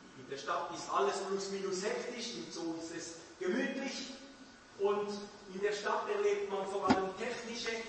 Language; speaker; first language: German; non-native, local second language; French